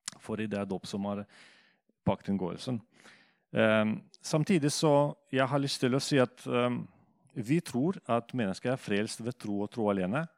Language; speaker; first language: Norwegian; non-native, fluent; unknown